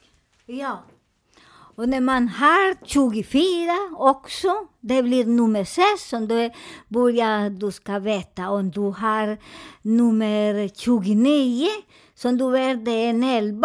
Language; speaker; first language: Swedish; non-native, fluent; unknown